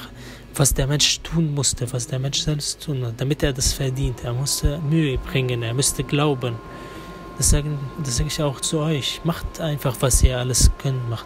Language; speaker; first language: German; non-native, fluent; Arabic